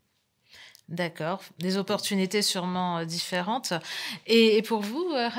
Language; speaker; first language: French; native; French